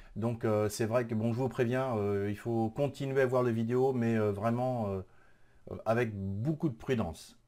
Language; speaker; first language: French; native; French